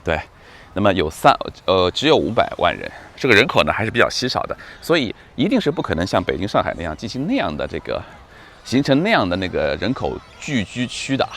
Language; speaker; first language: Chinese; native; Chinese